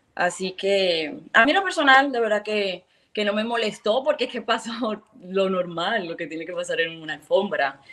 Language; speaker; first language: Spanish; native; Spanish